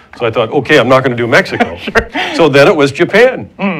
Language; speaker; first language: English; native; English